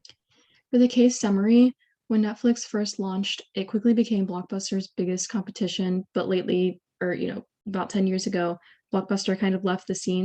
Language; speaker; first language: English; native; English